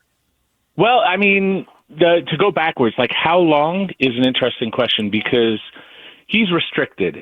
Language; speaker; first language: English; native; English